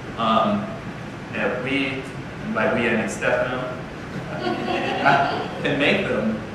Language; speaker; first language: English; native; English